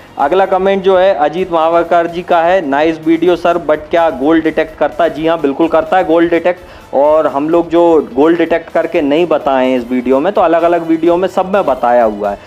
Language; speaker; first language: Hindi; native; Hindi